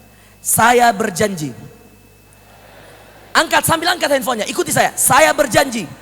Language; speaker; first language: Indonesian; native; Indonesian